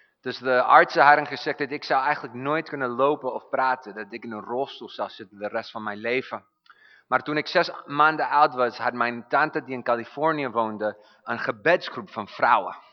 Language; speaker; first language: Dutch; non-native, fluent; English